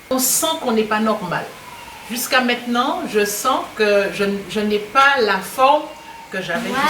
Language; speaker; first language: French; native; French